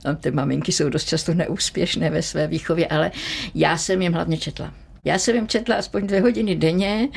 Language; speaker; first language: Czech; native; Czech